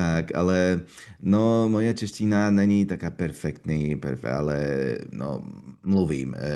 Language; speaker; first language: Czech; non-native, learner; Russian